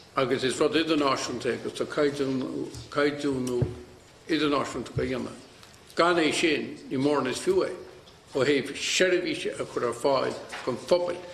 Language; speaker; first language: Irish; native; Irish